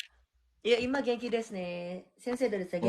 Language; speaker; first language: Japanese; non-native, learner; Indonesian